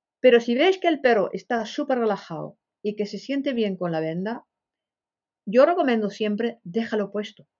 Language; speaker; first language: Spanish; non-native, fluent; Dutch